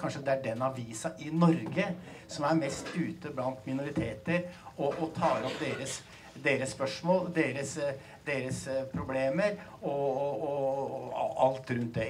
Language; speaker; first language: Norwegian; native; Norwegian